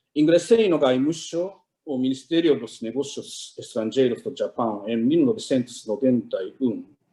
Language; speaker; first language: Portuguese; non-native, fluent; Japanese